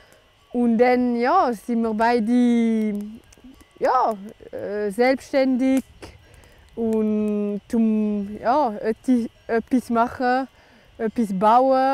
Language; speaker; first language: German; non-native, local second language; French